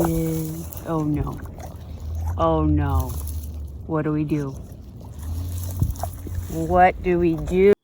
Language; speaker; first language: English; native; English